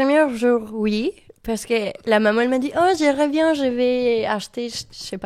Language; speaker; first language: French; non-native, learner; Spanish